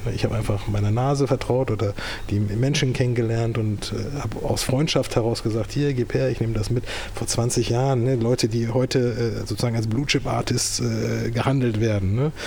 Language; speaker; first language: German; early bilingual, other home language; Turkish